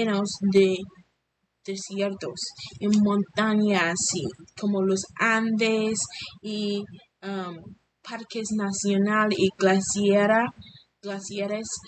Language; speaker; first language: Spanish; non-native, learner; English